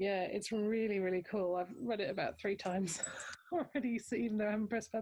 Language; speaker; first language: English; native; English